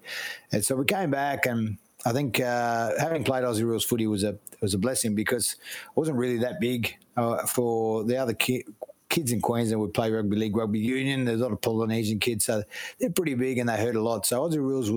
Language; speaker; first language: English; native; English